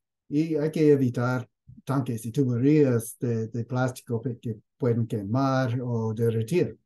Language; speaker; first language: Spanish; non-native, fluent; English